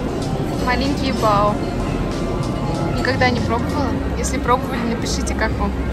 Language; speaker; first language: Russian; native; Russian